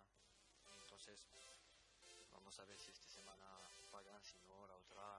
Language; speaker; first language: Spanish; non-native, learner; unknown